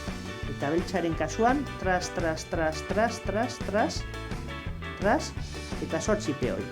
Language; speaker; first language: Basque; non-native, local second language; Spanish